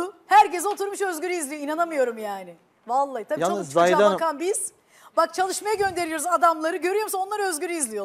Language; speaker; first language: Turkish; native; Turkish